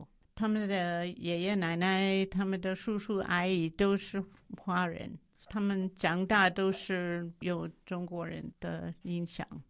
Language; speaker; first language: Chinese; non-native, fluent; English